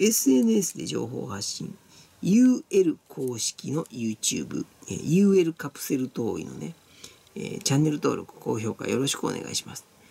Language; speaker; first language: Japanese; native; Japanese